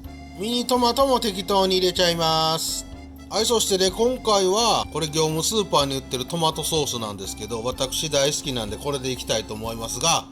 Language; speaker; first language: Japanese; native; Japanese